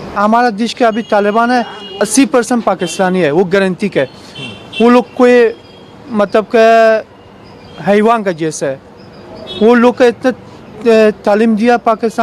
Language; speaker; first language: Hindi; non-native, learner; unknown